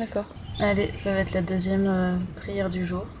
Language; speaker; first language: French; native; French